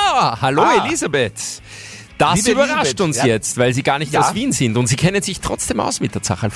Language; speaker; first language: German; native; German